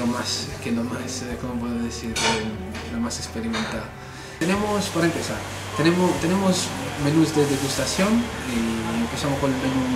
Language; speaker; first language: Spanish; non-native, fluent; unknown